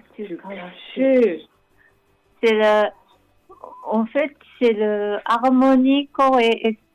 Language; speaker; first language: French; non-native, learner; Japanese